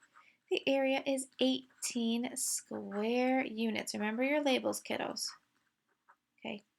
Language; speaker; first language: English; native; English